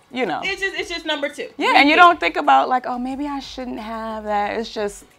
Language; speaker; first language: English; native; English